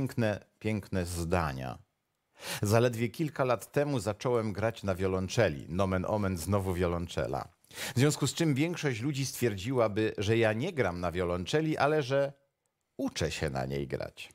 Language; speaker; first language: Polish; native; Polish